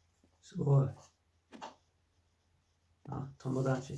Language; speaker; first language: Japanese; non-native, fluent; English